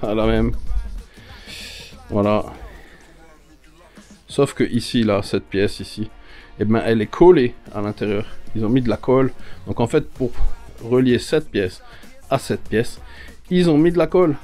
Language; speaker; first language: French; native; French